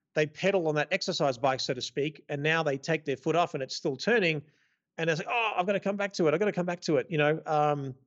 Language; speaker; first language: English; native; English